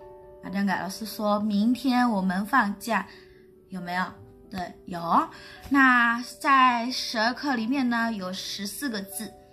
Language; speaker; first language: Chinese; non-native, fluent; Indonesian